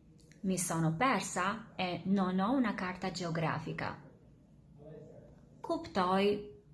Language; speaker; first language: Italian; non-native, fluent; Albanian